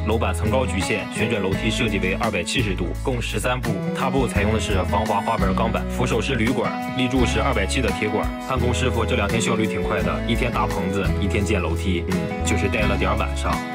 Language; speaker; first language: Chinese; native; Chinese